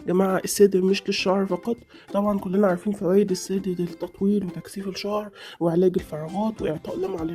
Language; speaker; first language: Arabic; native; Arabic